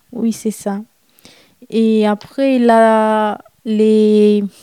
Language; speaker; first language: French; non-native, learner; Romany